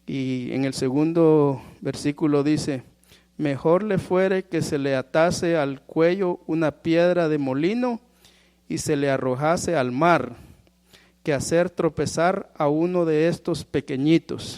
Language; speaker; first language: Spanish; native; Spanish